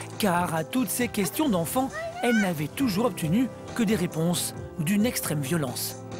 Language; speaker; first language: French; native; French